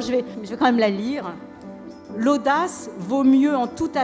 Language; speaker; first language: French; native; French